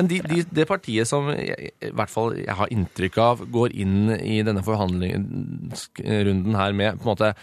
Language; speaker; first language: Norwegian; native; Norwegian